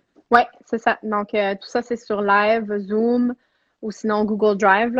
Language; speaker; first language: French; native; French